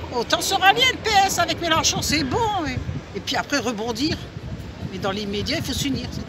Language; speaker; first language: French; native; French